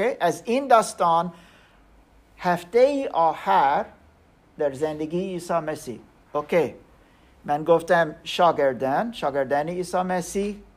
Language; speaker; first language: Persian; non-native, learner; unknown